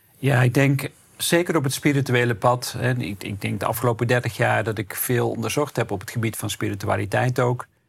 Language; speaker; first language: Dutch; native; Dutch